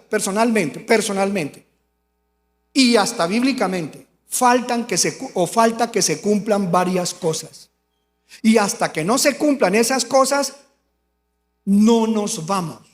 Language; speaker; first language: Spanish; native; Spanish